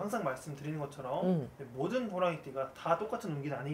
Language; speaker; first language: Korean; native; Korean